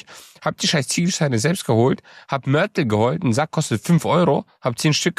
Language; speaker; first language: German; early bilingual, other home language; Romanian